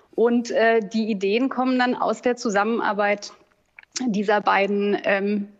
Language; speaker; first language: German; native; German